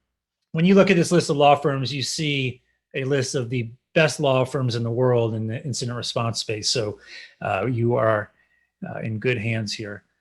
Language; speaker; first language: English; native; English